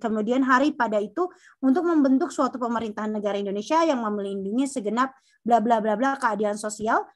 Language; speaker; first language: English; non-native, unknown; Indonesian